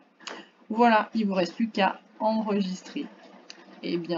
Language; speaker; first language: French; native; French